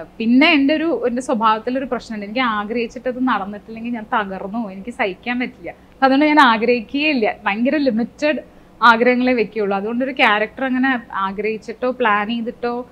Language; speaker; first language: Malayalam; native; Malayalam